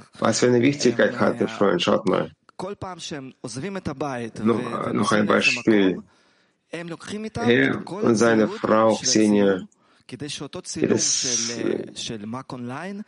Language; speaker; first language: German; non-native, learner; Hebrew